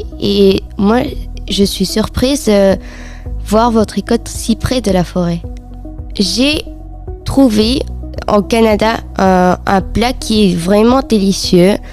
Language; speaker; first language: French; non-native, fluent; Spanish